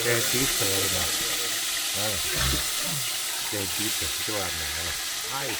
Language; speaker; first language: Russian; non-native, local second language; Yakut